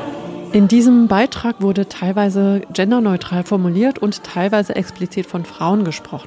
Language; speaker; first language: German; native; German